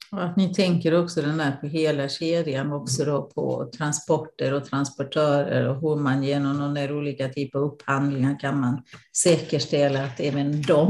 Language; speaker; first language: Swedish; non-native, fluent; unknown